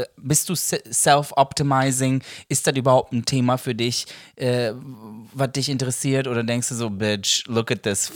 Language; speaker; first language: German; early bilingual, other home language; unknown